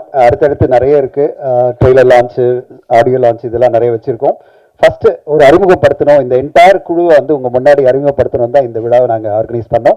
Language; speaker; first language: Tamil; native; Tamil